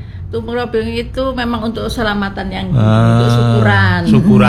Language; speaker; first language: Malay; non-native, local second language; Javanese